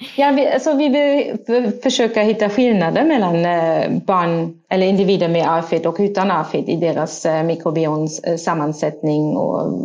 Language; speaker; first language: Swedish; non-native, fluent; German